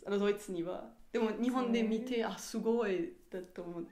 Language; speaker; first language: Japanese; non-native, learner; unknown